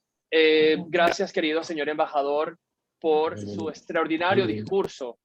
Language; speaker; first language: Spanish; native; Spanish